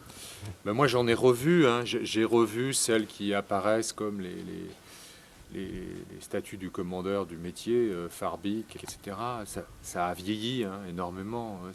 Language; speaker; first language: French; native; French